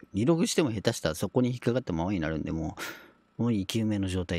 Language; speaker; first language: Japanese; native; Japanese